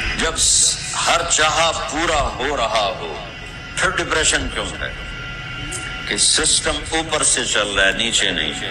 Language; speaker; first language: Urdu; non-native, local second language; Punjabi